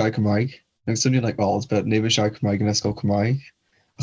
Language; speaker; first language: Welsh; non-native, local second language; English